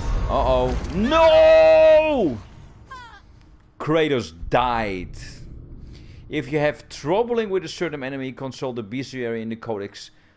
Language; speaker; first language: English; non-native, fluent; Dutch